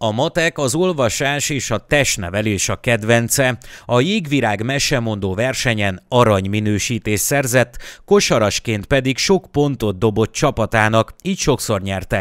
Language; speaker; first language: Hungarian; native; Hungarian